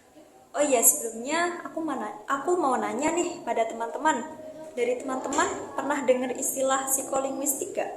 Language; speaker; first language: Indonesian; native; Indonesian